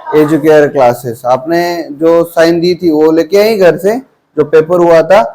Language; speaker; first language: Hindi; non-native, local second language; Marathi